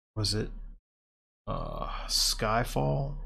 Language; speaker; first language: English; native; English